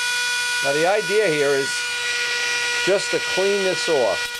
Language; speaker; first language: English; native; English